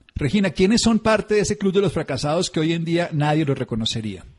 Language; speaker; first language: Spanish; native; Spanish